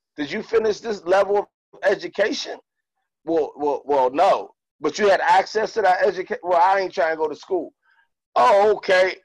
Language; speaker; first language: English; native; English